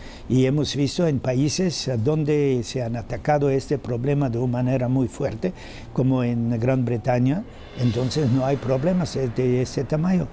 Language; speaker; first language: Spanish; non-native, fluent; German